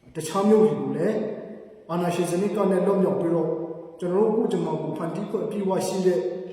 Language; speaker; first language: Burmese; non-native, local second language; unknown